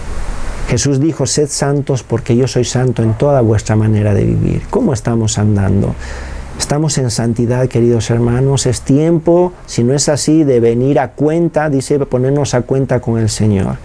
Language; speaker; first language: Spanish; native; Spanish